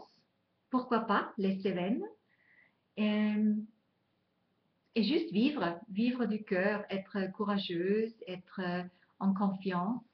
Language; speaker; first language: French; non-native, fluent; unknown